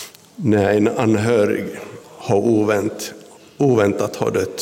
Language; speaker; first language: Swedish; non-native, local second language; Finnish